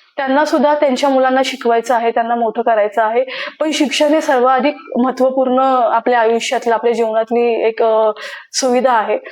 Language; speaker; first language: Marathi; native; Marathi